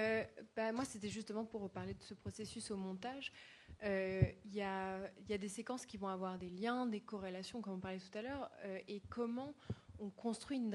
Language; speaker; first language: French; native; French